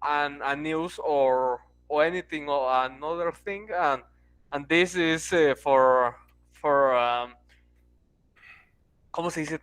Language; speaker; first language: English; non-native, learner; Spanish